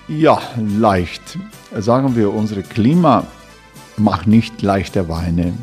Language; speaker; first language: German; non-native, fluent; Croatian